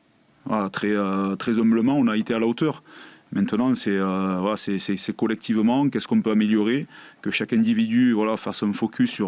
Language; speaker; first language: French; native; French